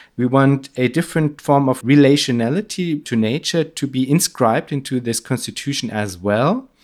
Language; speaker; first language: English; non-native, fluent; German